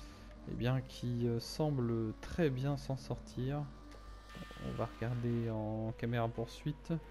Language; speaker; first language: French; native; French